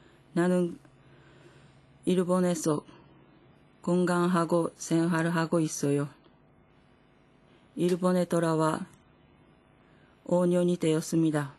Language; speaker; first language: Korean; non-native, fluent; Japanese